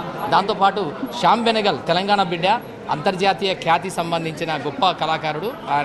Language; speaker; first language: Telugu; native; Telugu